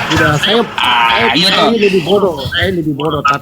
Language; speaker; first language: Indonesian; non-native, fluent; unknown